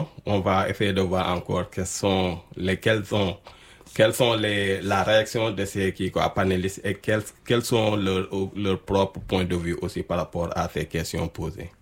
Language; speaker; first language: French; non-native, local second language; Wolof